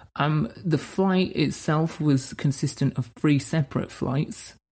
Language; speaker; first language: English; native; English